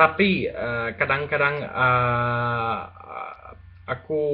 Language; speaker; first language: Indonesian; non-native, learner; Spanish